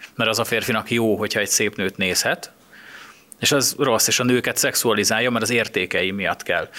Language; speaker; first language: Hungarian; native; Hungarian